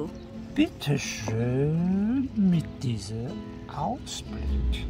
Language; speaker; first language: German; non-native, learner; Persian